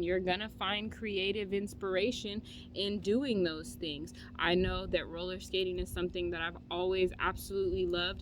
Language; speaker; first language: English; native; English